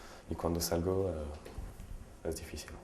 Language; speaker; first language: Spanish; non-native, learner; French